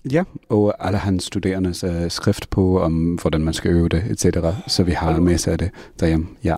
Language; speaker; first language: Danish; non-native, fluent; English